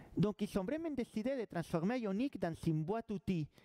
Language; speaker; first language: French; non-native, fluent; Spanish